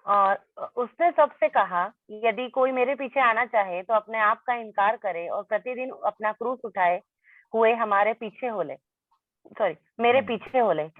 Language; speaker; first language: Hindi; native; Hindi